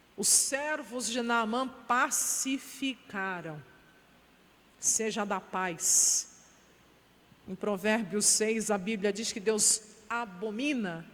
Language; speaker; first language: Portuguese; native; Portuguese